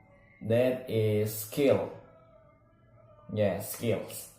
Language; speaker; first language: English; non-native, learner; Indonesian